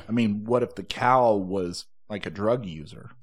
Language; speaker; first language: English; native; English